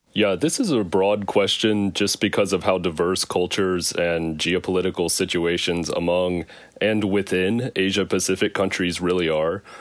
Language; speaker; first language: English; native; English